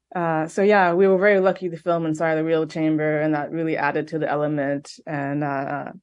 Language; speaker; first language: English; native; English